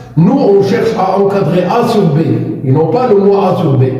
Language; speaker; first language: French; non-native, local second language; Arabic